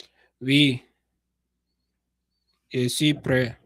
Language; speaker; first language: French; non-native, learner; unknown